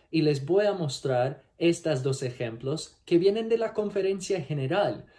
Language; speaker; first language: Spanish; non-native, learner; English